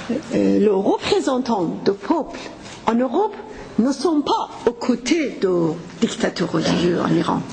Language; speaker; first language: French; non-native, fluent; Persian